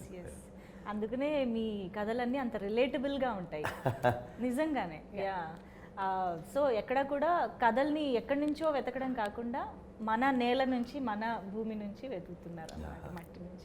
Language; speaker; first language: Telugu; native; Telugu